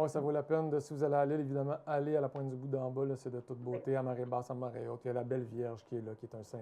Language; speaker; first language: French; native; French